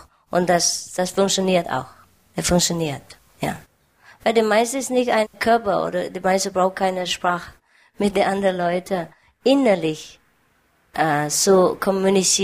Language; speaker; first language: German; non-native, learner; Vietnamese